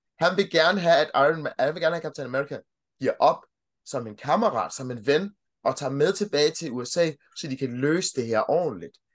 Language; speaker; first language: Danish; early bilingual, other home language; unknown